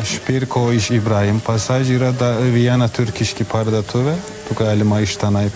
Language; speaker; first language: Lithuanian; non-native, learner; Turkish